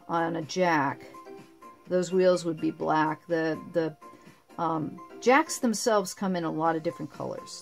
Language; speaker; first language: English; native; English